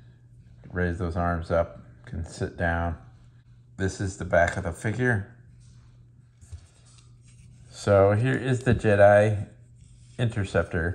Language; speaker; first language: English; native; English